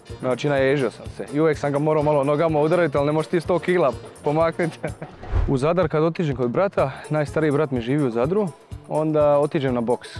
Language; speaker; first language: Croatian; early bilingual, heritage; Croatian